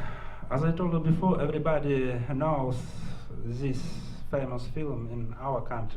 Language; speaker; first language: English; non-native, learner; Russian